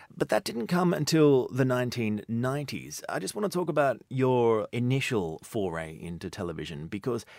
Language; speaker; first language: English; native; English